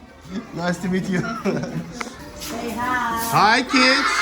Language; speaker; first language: English; non-native, learner; Azerbaijani